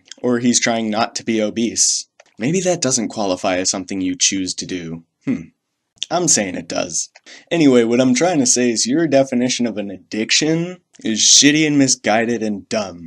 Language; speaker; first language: English; native; English